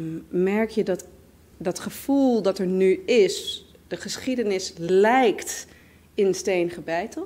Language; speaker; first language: Dutch; native; Dutch